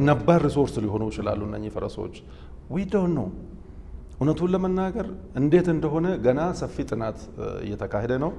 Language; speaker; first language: Amharic; non-native, local second language; Oromo